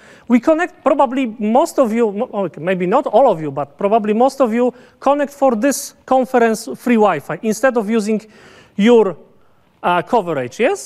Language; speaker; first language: English; non-native, fluent; Polish